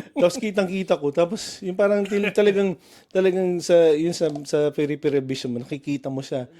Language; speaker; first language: Filipino; native; Filipino